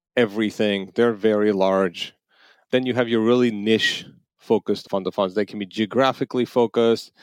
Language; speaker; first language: English; non-native, fluent; Armenian